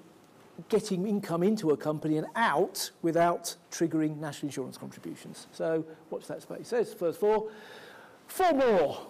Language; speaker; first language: English; native; English